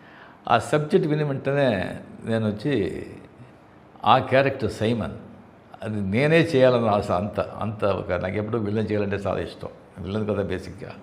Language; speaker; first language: Telugu; non-native, fluent; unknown